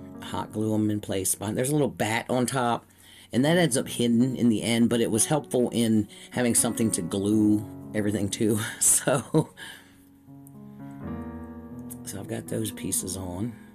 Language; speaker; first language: English; native; English